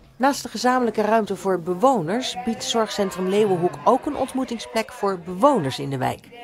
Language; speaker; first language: Dutch; native; Dutch